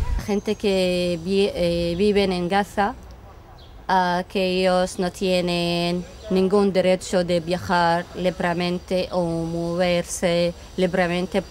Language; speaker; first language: Spanish; non-native, fluent; Arabic